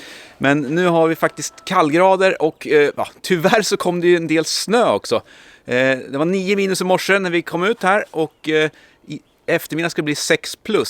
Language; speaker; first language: Swedish; native; Swedish